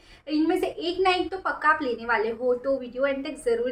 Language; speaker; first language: Hindi; native; Hindi